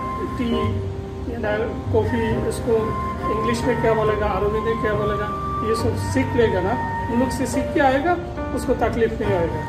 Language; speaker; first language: Hindi; non-native, fluent; Bangla